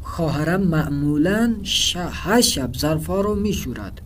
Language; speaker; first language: Persian; non-native, fluent; Urdu